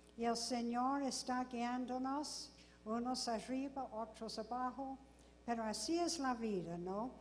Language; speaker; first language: Spanish; non-native, fluent; English